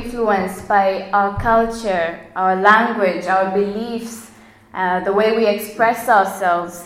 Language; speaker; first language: English; non-native, local second language; Swahili